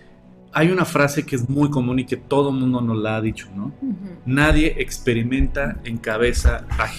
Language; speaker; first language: Spanish; native; Spanish